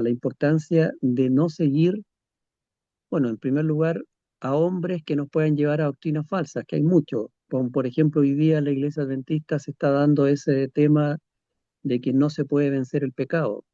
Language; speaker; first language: Spanish; native; Spanish